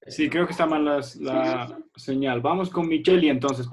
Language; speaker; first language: Spanish; native; Spanish